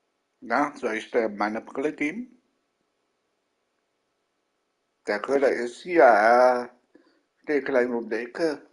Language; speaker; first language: German; non-native, learner; Vietnamese